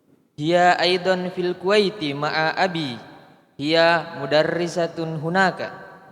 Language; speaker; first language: Arabic; non-native, learner; Indonesian